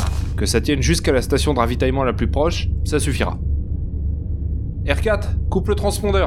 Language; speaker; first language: French; native; French